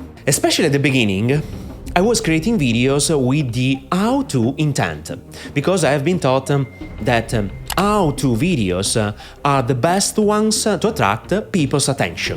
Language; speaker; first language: English; non-native, fluent; Italian